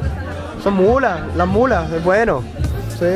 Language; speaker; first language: Spanish; native; Spanish